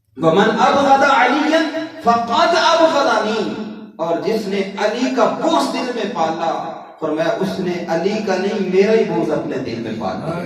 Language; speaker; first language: Urdu; non-native, local second language; Punjabi